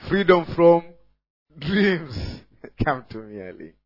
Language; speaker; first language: English; non-native, local second language; Swahili